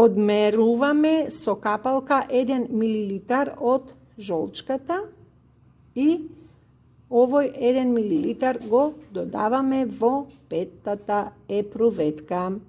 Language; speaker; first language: Macedonian; native; Macedonian